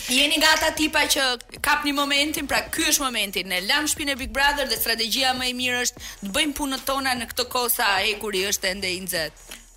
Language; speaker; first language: Albanian; native; Albanian